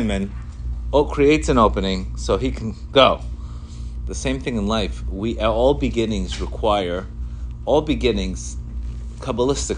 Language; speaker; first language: English; non-native, fluent; Spanish